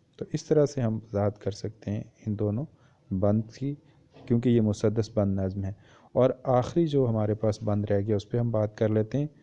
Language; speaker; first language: Urdu; non-native, local second language; Punjabi